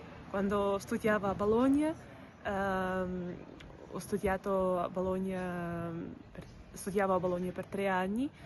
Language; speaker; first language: Italian; non-native, learner; Russian